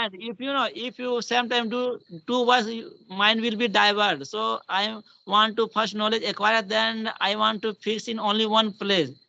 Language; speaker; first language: English; non-native, learner; Hindi